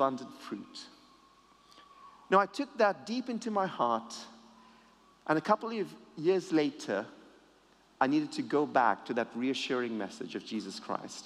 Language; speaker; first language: English; native; English